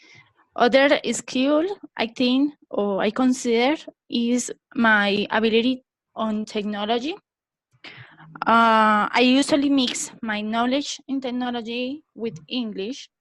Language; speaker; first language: English; non-native, learner; Spanish